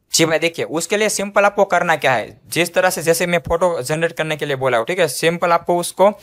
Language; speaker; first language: Hindi; non-native, local second language; Gujarati